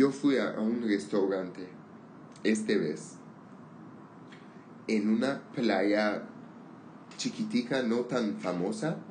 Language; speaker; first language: Spanish; non-native, learner; Armenian